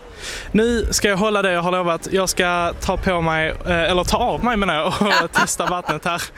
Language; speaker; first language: Swedish; native; Swedish